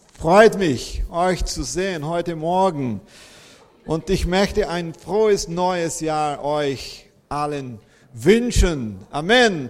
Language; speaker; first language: German; non-native, fluent; Portuguese